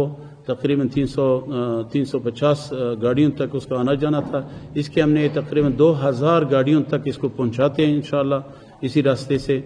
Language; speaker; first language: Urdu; non-native, fluent; Persian